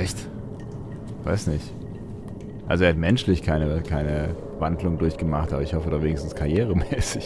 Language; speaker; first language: German; native; German